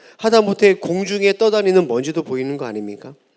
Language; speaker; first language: Korean; native; Korean